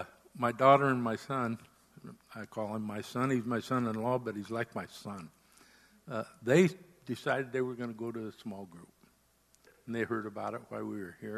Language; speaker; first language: English; native; English